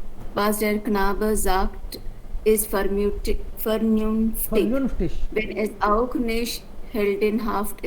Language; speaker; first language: German; non-native, learner; Hindi